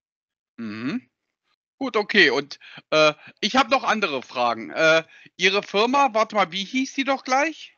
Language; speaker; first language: German; native; German